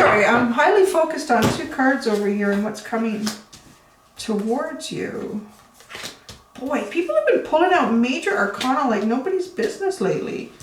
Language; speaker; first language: English; native; English